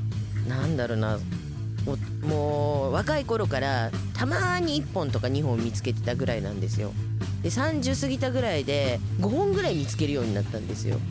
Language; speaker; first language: Japanese; native; Japanese